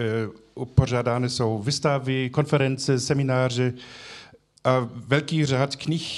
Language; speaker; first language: Czech; non-native, fluent; German